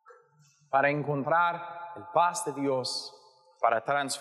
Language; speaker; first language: Spanish; non-native, learner; English